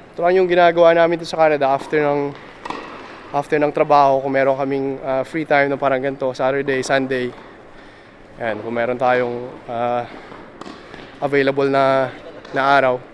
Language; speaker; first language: Filipino; native; Filipino